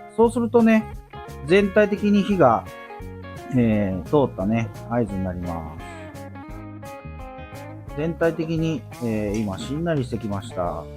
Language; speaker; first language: Japanese; native; Japanese